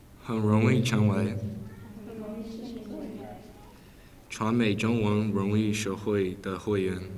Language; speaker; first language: Chinese; non-native, learner; English